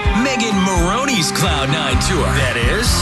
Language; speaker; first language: English; native; English